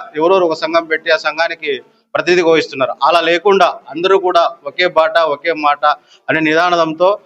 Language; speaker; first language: Telugu; non-native, local second language; Lambadi